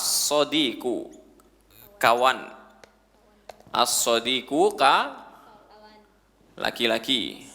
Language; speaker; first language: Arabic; non-native, fluent; Indonesian